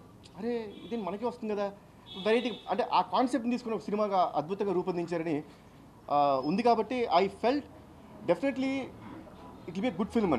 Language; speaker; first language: Telugu; native; Telugu